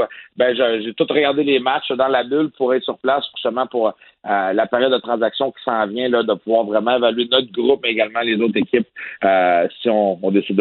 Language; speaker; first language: French; native; French